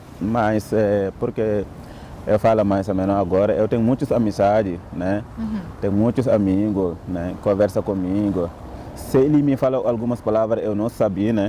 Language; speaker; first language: Portuguese; non-native, learner; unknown